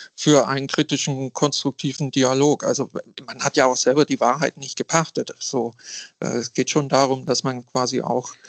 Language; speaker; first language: German; native; German